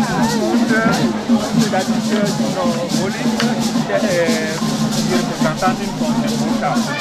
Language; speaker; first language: German; non-native, fluent; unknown